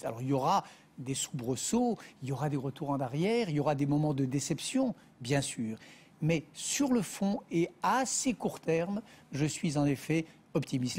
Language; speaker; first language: French; native; French